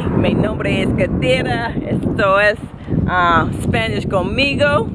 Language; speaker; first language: Spanish; non-native, learner; English